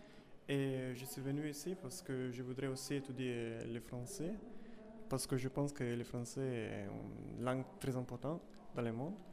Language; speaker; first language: French; non-native, learner; Italian